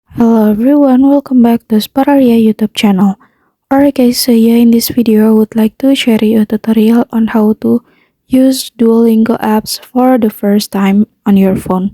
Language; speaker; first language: English; non-native, fluent; Indonesian